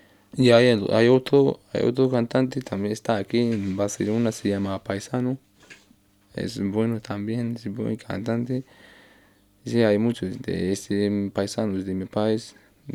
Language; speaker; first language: Spanish; non-native, learner; Arabic